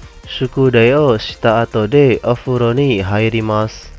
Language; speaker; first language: Japanese; non-native, fluent; Indonesian